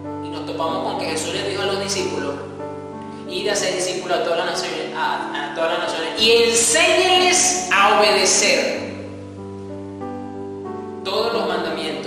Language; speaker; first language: Spanish; native; Spanish